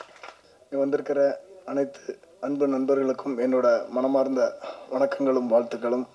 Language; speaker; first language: Tamil; native; Tamil